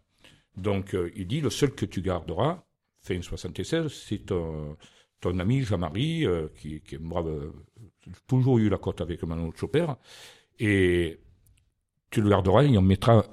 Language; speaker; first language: French; native; French